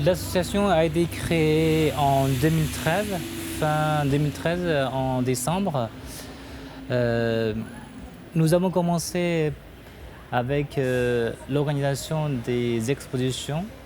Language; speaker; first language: French; non-native, fluent; Chinese